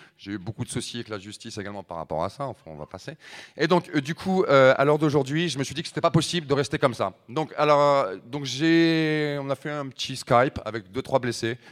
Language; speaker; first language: French; native; French